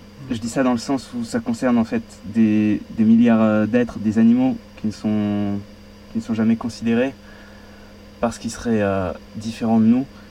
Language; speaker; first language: French; native; French